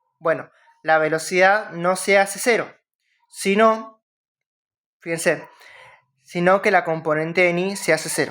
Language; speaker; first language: Spanish; native; Spanish